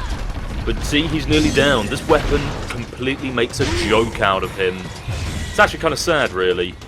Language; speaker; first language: English; native; English